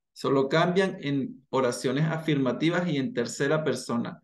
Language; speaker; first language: Spanish; native; Spanish